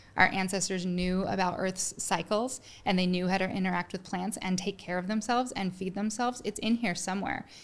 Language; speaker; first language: English; native; English